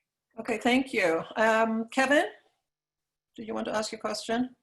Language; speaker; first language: English; native; English